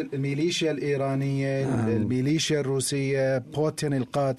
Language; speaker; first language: Arabic; native; Arabic